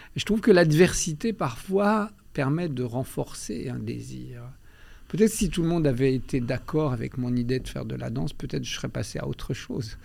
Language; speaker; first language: French; native; French